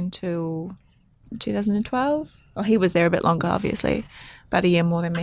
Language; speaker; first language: English; native; English